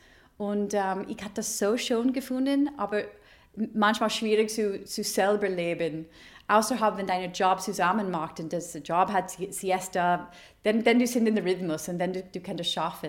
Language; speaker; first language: German; non-native, learner; English